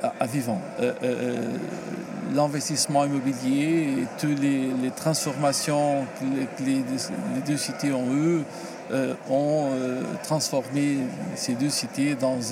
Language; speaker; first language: French; non-native, learner; Portuguese